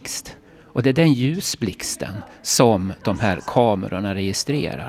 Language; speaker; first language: Swedish; native; Swedish